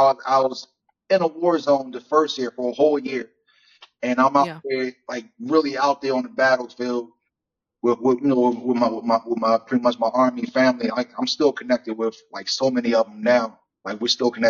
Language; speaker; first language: English; native; English